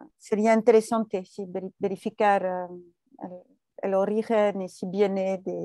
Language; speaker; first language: Spanish; non-native, fluent; French